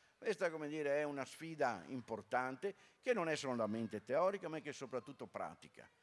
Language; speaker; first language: Italian; native; Italian